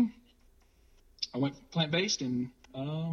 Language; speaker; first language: English; native; English